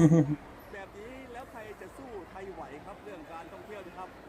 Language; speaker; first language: Thai; native; Thai